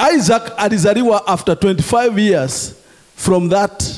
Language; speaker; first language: English; non-native, local second language; Swahili